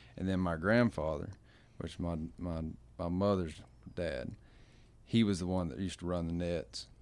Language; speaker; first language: English; native; English